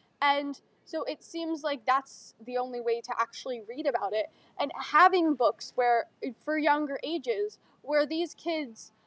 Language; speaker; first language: English; native; English